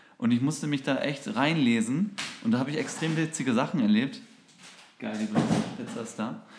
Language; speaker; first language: German; early bilingual, other home language; Turkish